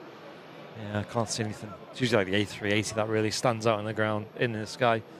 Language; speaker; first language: English; native; English